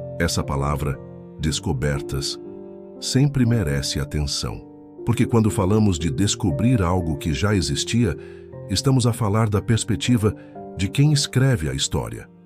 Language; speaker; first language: Portuguese; non-native, local second language; Kabuverdianu